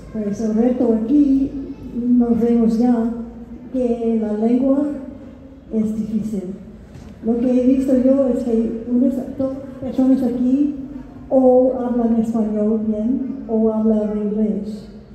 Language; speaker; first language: Spanish; non-native, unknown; English